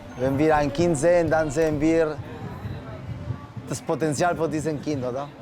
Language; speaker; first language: German; non-native, fluent; Spanish